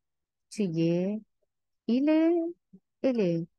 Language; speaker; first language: French; non-native, fluent; Arabic